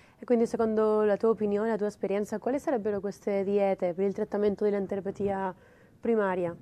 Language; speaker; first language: Italian; non-native, fluent; Spanish